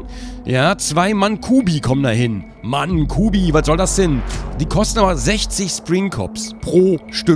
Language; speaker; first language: German; native; German